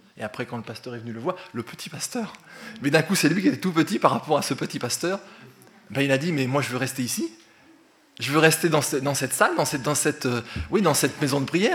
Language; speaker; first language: French; native; French